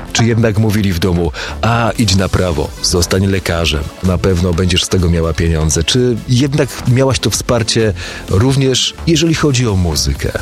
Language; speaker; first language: Polish; native; Polish